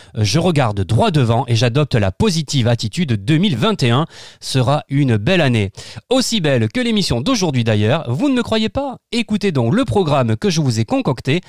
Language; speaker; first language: French; native; French